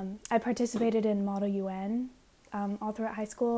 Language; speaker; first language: English; native; English